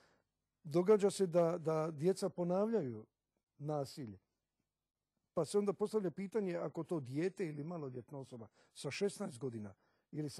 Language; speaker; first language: Croatian; native; Croatian